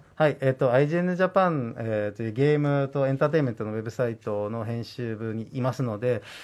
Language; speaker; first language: Japanese; non-native, fluent; Dutch